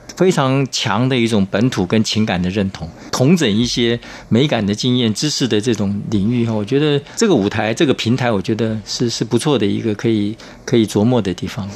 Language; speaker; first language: Chinese; native; Chinese